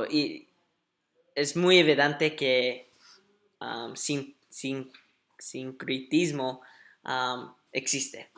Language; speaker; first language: Spanish; early bilingual, heritage; Spanish